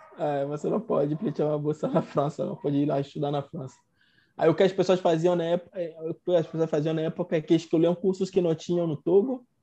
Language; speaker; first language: Portuguese; non-native, fluent; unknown